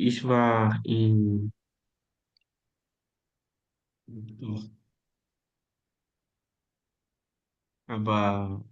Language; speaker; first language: German; non-native, learner; Portuguese